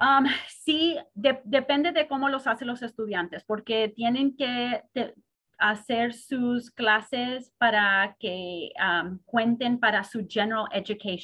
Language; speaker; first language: Spanish; early bilingual, heritage; Spanish